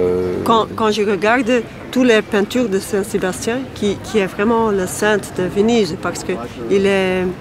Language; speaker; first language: French; non-native, local second language; Dutch